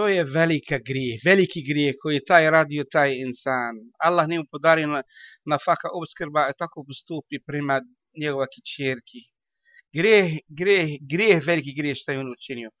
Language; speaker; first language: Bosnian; non-native, learner; Arabic